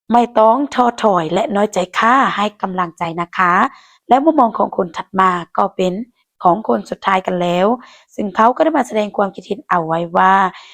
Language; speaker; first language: Thai; non-native, local second language; Lao